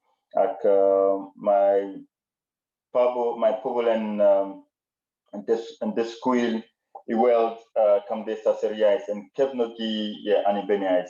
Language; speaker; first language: Welsh; non-native, learner; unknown